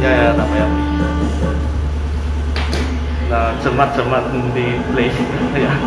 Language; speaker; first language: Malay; non-native, local second language; Cantonese